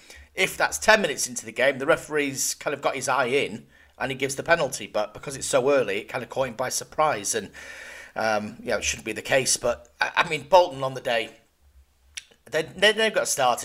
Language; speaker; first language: English; native; English